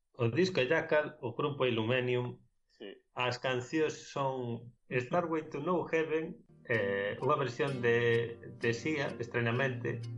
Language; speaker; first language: Galician; non-native, local second language; Spanish